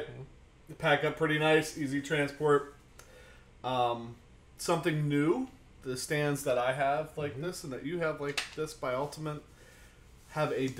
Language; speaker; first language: English; native; English